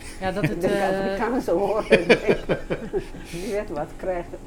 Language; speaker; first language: Dutch; non-native, learner; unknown